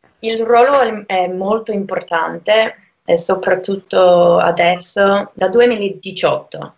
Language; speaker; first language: Italian; non-native, fluent; English